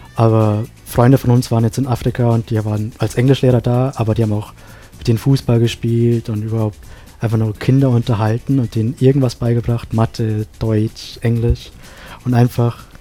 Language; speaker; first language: German; non-native, fluent; Sinhala